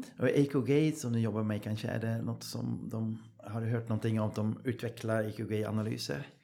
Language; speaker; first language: Swedish; non-native, fluent; Dutch